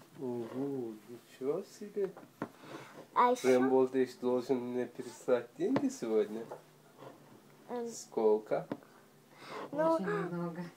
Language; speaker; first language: Russian; early bilingual, heritage; Russian